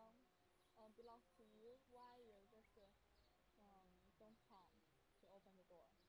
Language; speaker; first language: English; non-native, learner; Chinese